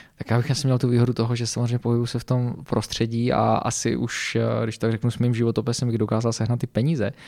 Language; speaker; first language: Czech; native; Czech